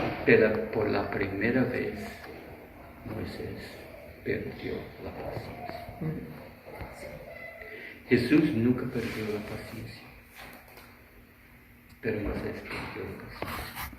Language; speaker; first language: Spanish; non-native, fluent; Portuguese